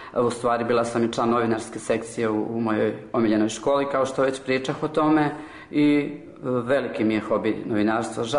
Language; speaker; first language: Serbian; native; Serbian